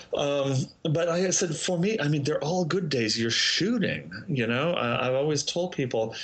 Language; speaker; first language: English; native; English